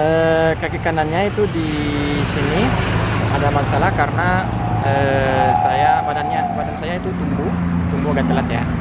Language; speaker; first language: Indonesian; non-native, fluent; French